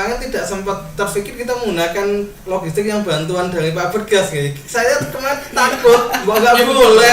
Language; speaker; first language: Indonesian; native; Indonesian